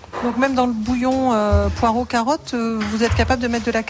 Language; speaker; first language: French; native; French